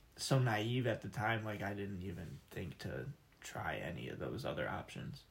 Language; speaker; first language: English; native; English